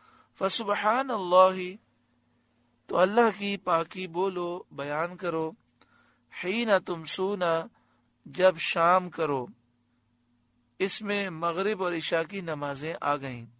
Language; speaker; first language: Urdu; native; Urdu